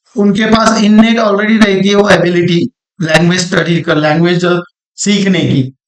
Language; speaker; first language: Hindi; non-native, local second language; Marathi